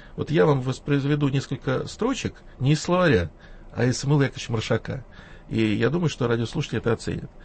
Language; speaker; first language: Russian; native; Russian